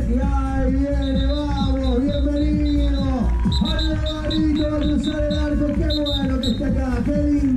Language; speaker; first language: Spanish; native; Spanish